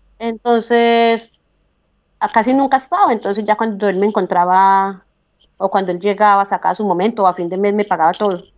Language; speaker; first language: Spanish; native; Spanish